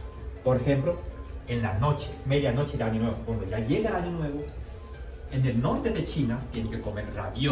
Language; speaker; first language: Spanish; non-native, fluent; Chinese